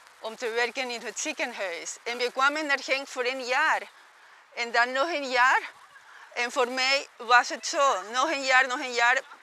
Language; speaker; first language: Dutch; non-native, fluent; Spanish